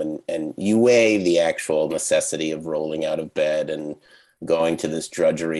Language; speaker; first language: English; native; English